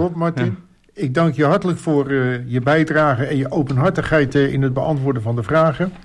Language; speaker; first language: Dutch; native; Dutch